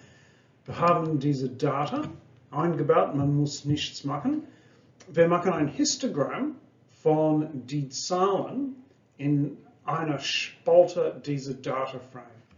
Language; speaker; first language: German; non-native, fluent; English